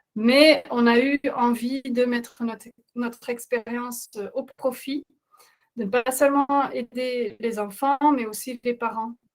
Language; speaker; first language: French; non-native, fluent; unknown